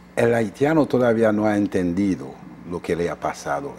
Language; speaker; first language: Spanish; non-native, fluent; Haitian Creole